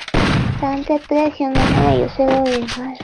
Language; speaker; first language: Spanish; native; Spanish